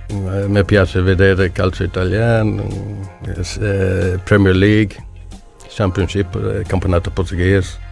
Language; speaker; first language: Italian; non-native, learner; Swedish